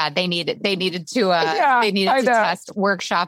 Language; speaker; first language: English; native; English